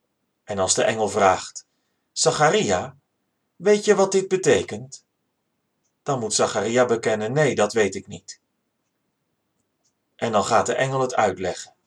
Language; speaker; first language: Dutch; native; Dutch